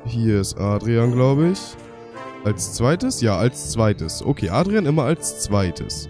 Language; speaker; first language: German; native; German